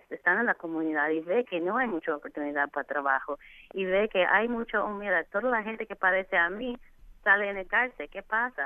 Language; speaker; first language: Spanish; non-native, fluent; English